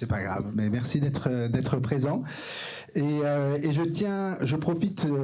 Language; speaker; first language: French; native; French